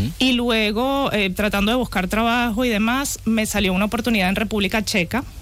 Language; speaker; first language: Spanish; native; Spanish